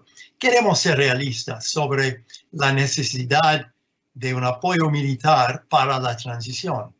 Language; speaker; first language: Spanish; non-native, fluent; English